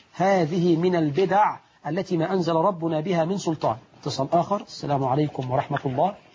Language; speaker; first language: Arabic; native; Arabic